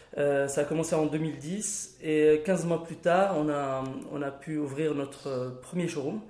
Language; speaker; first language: French; non-native, local second language; Arabic